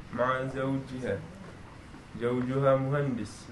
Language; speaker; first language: Arabic; non-native, learner; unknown